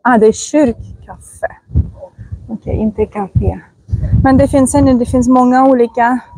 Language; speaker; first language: Swedish; non-native, fluent; Russian